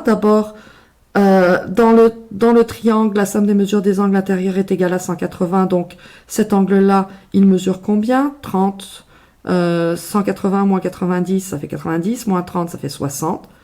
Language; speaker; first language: French; native; French